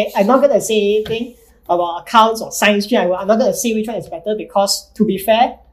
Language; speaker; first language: English; non-native, local second language; Chinese